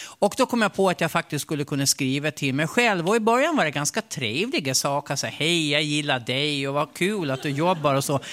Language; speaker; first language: Swedish; native; Swedish